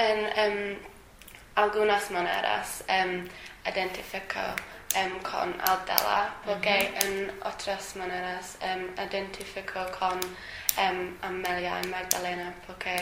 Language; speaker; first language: Spanish; non-native, learner; English